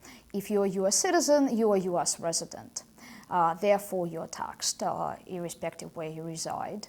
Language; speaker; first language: English; non-native, fluent; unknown